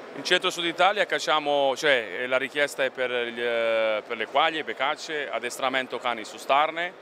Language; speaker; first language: Italian; non-native, fluent; Serbian